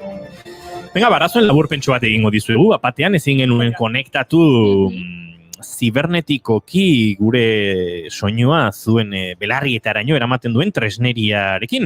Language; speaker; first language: Basque; native; Basque